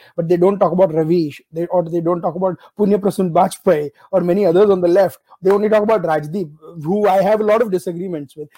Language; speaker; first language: English; non-native, local second language; Gujarati